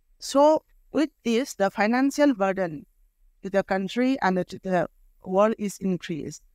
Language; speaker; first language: English; non-native, local second language; Manipuri